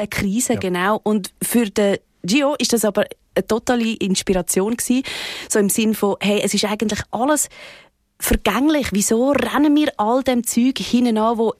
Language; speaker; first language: German; native; German